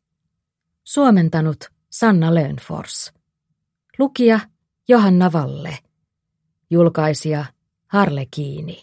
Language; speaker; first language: Finnish; native; Finnish